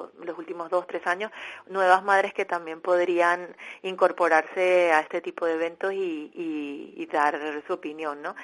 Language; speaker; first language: Spanish; native; Spanish